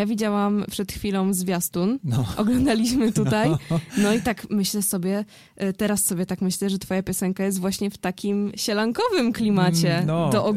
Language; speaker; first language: Polish; native; Polish